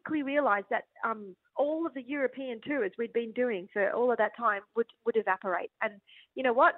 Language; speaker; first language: English; native; English